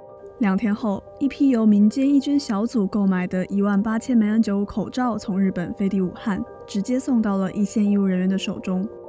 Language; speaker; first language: Chinese; native; Chinese